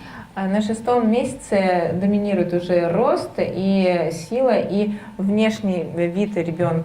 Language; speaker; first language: Russian; native; Russian